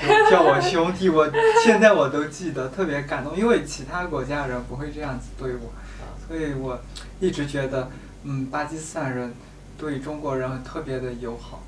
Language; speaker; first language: Chinese; native; Chinese